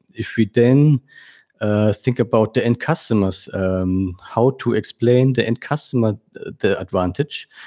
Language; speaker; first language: English; non-native, fluent; German